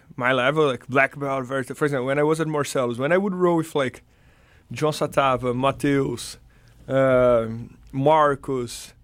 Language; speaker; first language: English; non-native, fluent; Portuguese